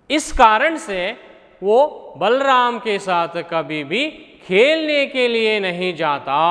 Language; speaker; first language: Hindi; non-native, local second language; Kannada